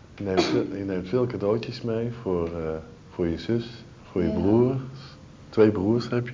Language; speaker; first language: Dutch; native; Dutch